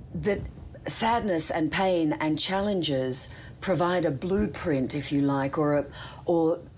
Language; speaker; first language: English; native; English